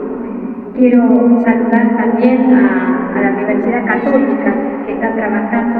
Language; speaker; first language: Spanish; native; Spanish